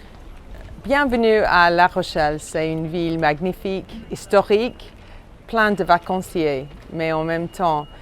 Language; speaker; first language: French; non-native, fluent; English